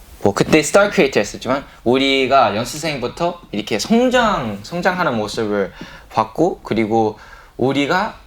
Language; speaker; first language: Korean; early bilingual, heritage; English